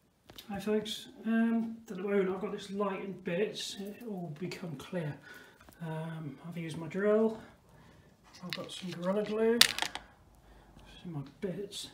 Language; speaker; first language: English; native; English